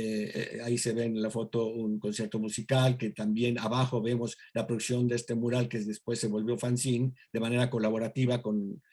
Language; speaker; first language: Spanish; native; Spanish